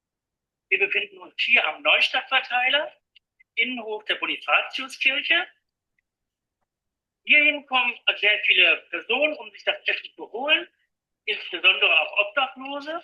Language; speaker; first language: German; native; German